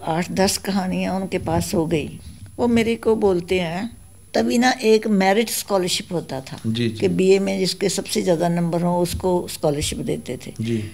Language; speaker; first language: Hindi; non-native, local second language; Punjabi